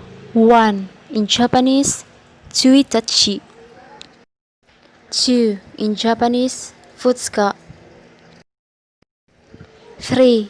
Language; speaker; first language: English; non-native, local second language; Filipino